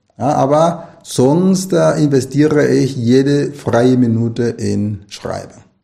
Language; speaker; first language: German; non-native, fluent; Spanish